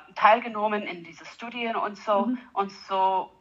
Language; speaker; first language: German; non-native, fluent; English